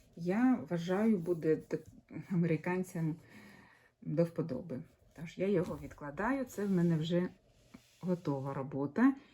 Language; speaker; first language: Ukrainian; non-native, local second language; Russian